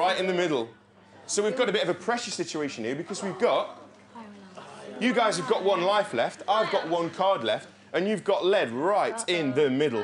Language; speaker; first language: English; native; English